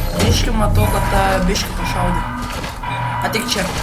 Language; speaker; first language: Lithuanian; early bilingual, heritage; Lithuanian